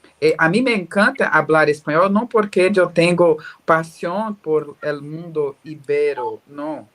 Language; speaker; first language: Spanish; non-native, learner; Portuguese